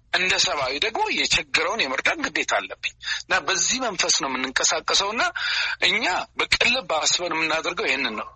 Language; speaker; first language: Amharic; native; Amharic